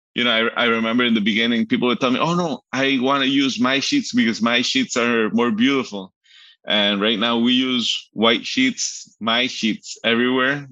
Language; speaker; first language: English; early bilingual, other home language; Spanish